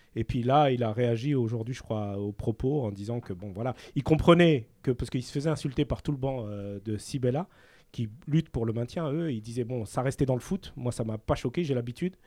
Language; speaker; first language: French; native; French